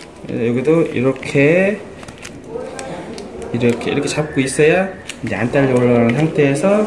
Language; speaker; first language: Korean; native; Korean